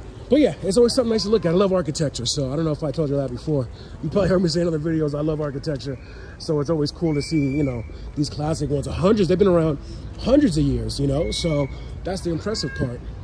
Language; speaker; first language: English; native; English